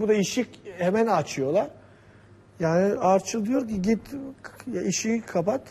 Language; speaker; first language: Turkish; non-native, fluent; Georgian